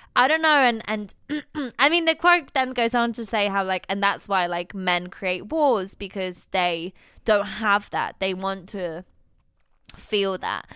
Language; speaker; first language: English; non-native, fluent; Polish